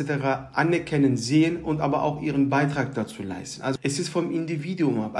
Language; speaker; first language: German; early bilingual, other home language; Turkish